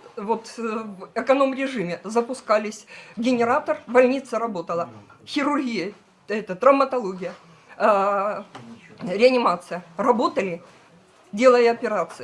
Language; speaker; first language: Russian; native; Russian